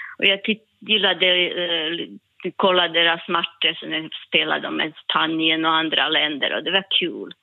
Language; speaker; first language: Swedish; non-native, learner; Bosnian